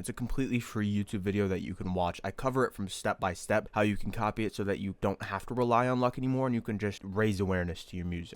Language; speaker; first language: English; native; English